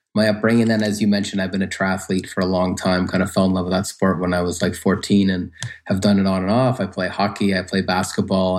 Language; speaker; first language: English; native; English